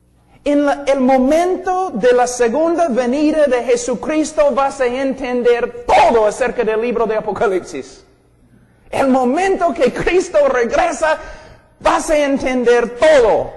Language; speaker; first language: Spanish; non-native, fluent; English